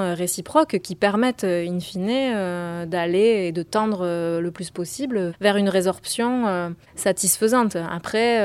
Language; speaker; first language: French; native; French